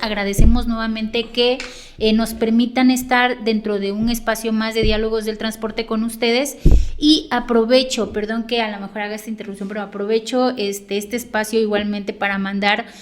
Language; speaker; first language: Spanish; native; Spanish